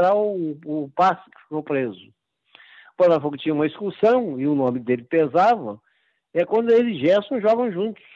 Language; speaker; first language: Portuguese; native; Portuguese